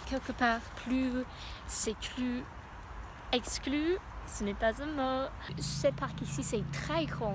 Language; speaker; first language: French; non-native, learner; English